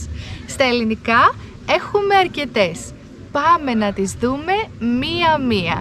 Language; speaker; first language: Greek; native; Greek